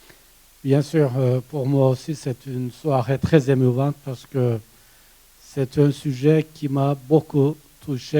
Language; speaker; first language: French; non-native, fluent; Turkish